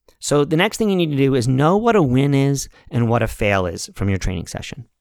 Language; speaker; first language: English; native; English